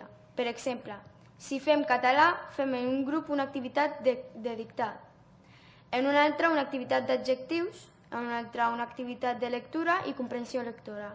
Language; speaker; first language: Catalan; early bilingual, other home language; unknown